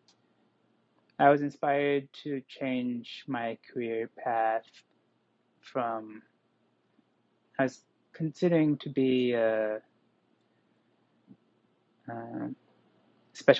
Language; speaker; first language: English; native; English